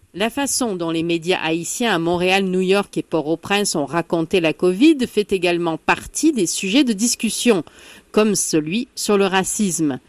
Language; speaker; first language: French; native; French